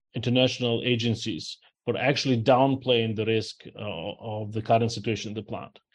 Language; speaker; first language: English; non-native, fluent; Ukrainian